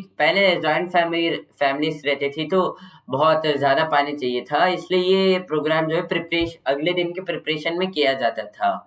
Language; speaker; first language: Hindi; non-native, local second language; Kannada